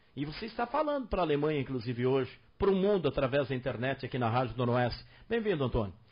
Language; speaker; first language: Portuguese; native; Portuguese